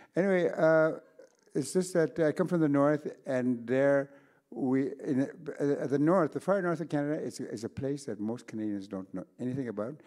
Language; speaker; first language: English; non-native, local second language; Cree